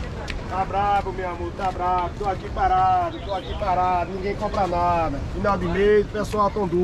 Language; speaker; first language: Portuguese; native; Portuguese